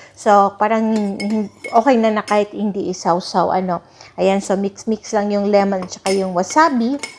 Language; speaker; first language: Filipino; non-native, local second language; Cebuano